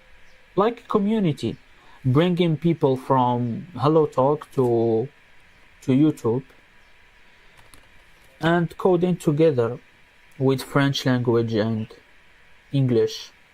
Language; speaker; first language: English; non-native, local second language; Arabic